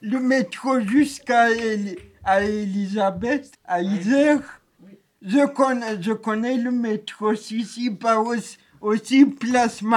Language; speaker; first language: French; early bilingual, other home language; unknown